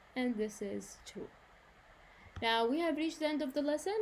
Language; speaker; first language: English; non-native, fluent; Arabic